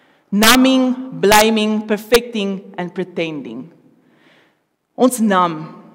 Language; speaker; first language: English; non-native, local second language; Afrikaans